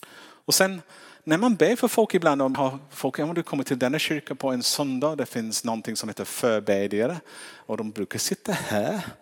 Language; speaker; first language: Swedish; non-native, fluent; English